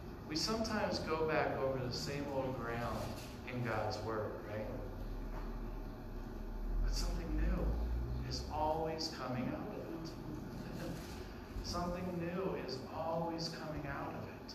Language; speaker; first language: English; native; English